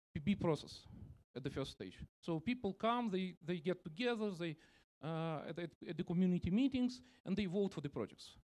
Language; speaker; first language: English; non-native, fluent; Russian